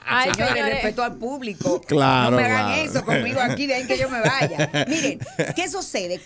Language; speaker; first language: Spanish; native; Spanish